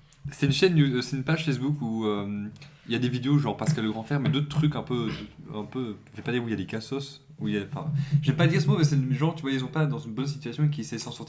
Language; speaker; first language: French; native; French